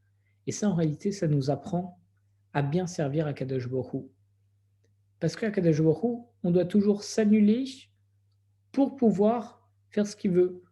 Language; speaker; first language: French; native; French